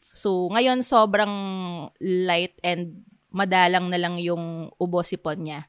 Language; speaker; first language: Filipino; native; Filipino